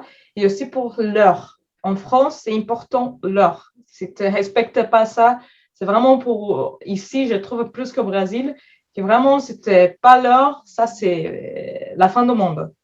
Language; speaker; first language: French; non-native, fluent; Portuguese